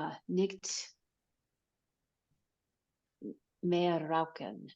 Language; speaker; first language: German; non-native, learner; English